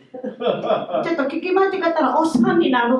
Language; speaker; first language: Japanese; non-native, fluent; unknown